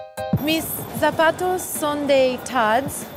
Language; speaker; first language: Spanish; non-native, learner; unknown